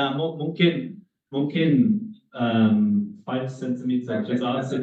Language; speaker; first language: Indonesian; non-native, learner; English